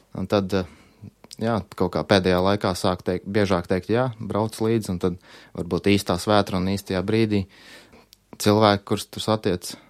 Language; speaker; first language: Latvian; native; Latvian